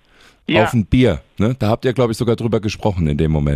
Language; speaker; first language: German; native; German